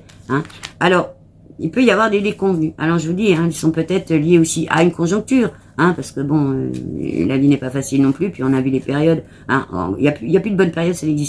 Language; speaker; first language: French; native; French